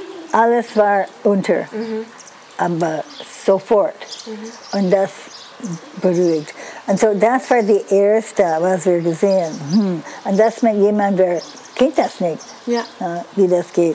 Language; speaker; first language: German; non-native, fluent; English